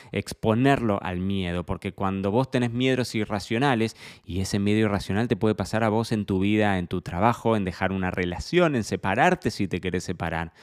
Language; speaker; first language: Spanish; native; Spanish